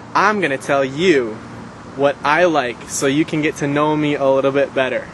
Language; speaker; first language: English; native; English